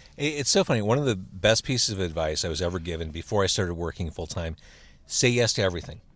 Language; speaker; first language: English; native; English